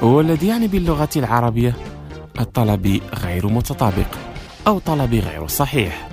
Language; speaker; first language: Arabic; non-native, fluent; Indonesian